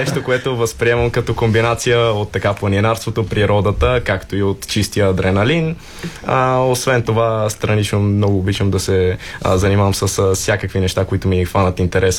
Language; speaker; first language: Bulgarian; native; Bulgarian